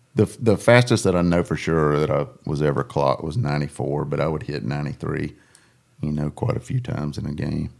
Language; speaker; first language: English; native; English